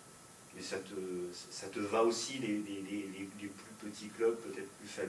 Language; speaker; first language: French; native; French